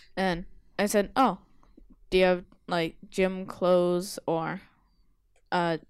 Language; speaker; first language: English; native; English